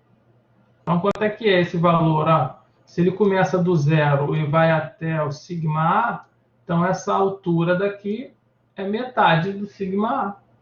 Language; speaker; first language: Portuguese; native; Portuguese